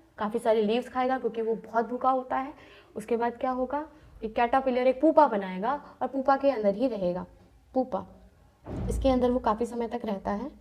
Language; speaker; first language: Hindi; native; Hindi